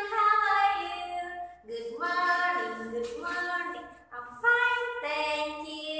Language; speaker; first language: English; non-native, learner; Indonesian